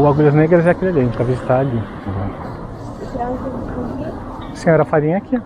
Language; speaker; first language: Portuguese; native; Portuguese